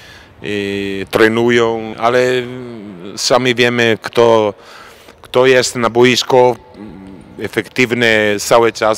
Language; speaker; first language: Polish; non-native, fluent; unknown